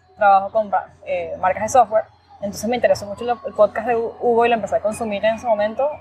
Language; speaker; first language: Spanish; native; Spanish